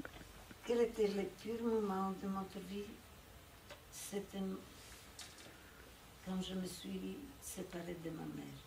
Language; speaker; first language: French; non-native, fluent; Polish